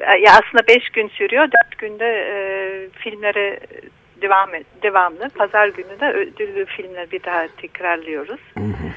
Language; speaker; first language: Turkish; non-native, learner; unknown